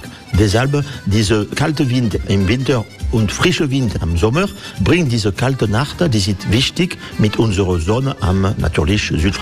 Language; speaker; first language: German; non-native, learner; French